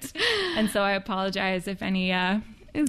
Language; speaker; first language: English; native; English